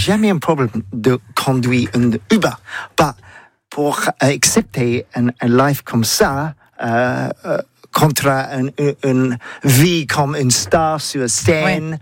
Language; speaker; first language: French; non-native, learner; English